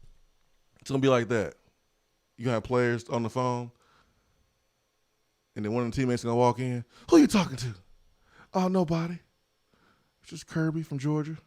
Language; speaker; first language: English; native; English